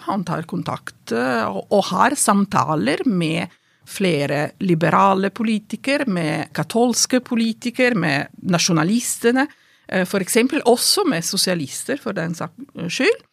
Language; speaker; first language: Norwegian; non-native, fluent; Italian